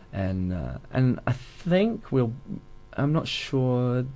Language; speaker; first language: English; native; English